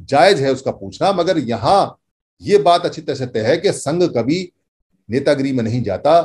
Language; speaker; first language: Hindi; native; Hindi